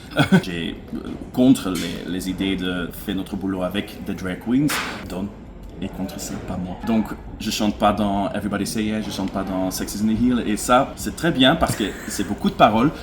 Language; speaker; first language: French; non-native, local second language; Dutch